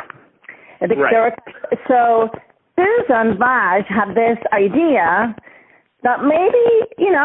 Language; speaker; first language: English; non-native, fluent; Polish